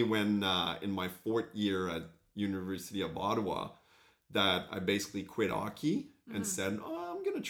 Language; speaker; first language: English; non-native, fluent; French